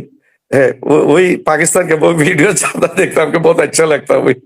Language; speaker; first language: Hindi; non-native, learner; Bangla